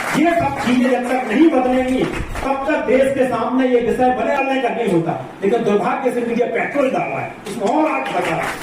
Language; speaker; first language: Hindi; native; Hindi